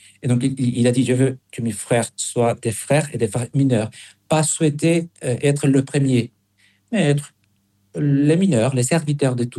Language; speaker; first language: French; non-native, fluent; Spanish